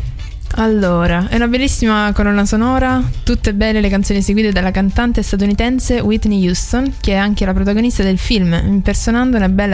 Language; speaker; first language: Italian; native; Italian